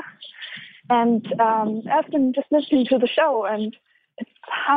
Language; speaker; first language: English; non-native, fluent; German